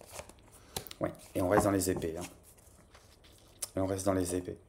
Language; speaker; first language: French; native; French